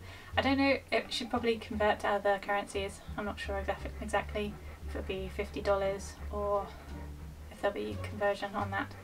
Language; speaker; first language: English; native; English